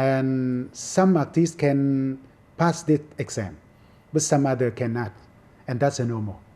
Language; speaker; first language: English; non-native, fluent; Vietnamese